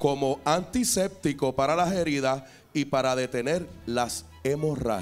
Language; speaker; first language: Spanish; native; Spanish